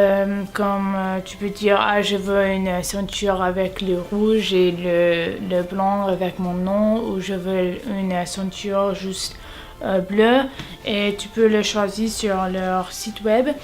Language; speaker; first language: French; non-native, learner; English